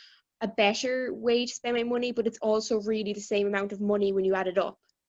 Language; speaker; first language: English; native; English